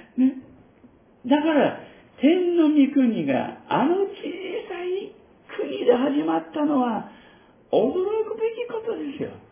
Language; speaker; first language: Japanese; non-native, fluent; English